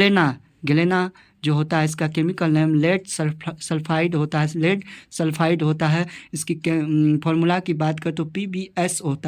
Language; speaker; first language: Hindi; native; Hindi